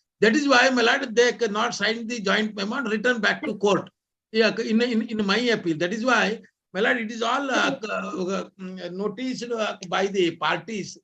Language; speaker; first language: English; non-native, local second language; Kannada